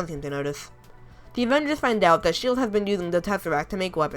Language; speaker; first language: English; native; English